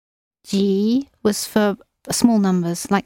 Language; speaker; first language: English; non-native, fluent; Chinese